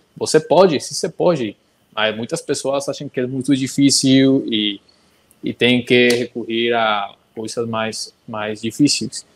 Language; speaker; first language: Portuguese; non-native, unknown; Spanish